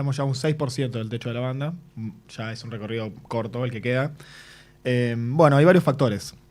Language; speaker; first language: Spanish; native; Spanish